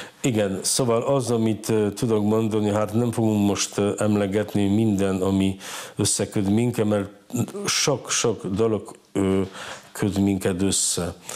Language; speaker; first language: Hungarian; non-native, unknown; Polish